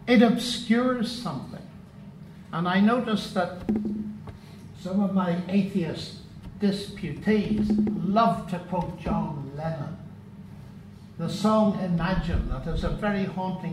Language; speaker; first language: English; native; English